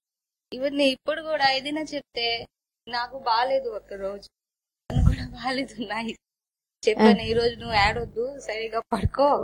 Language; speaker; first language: Telugu; non-native, learner; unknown